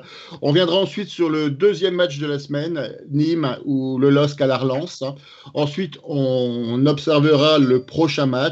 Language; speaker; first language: French; native; French